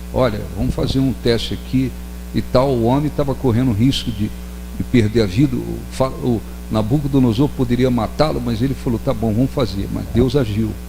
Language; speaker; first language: Portuguese; native; Portuguese